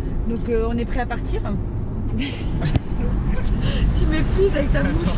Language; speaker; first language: French; native; French